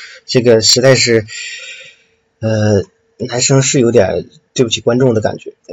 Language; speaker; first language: Chinese; native; Chinese